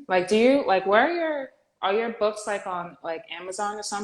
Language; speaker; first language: English; native; English